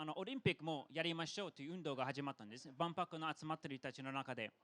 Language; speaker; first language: Japanese; non-native, fluent; English